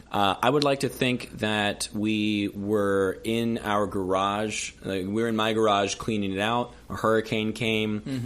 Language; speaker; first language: English; native; English